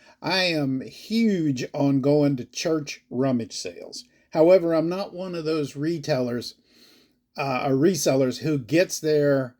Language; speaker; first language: English; native; English